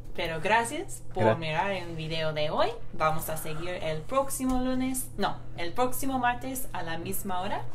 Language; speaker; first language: Spanish; non-native, fluent; English